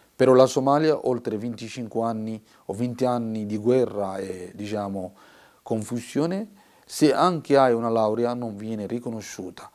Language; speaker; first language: Italian; non-native, fluent; Somali